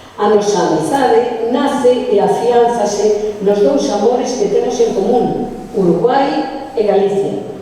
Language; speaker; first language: Galician; native; Galician